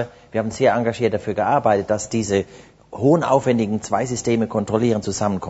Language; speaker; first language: German; native; German